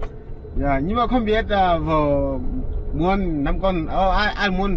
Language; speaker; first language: Vietnamese; non-native, learner; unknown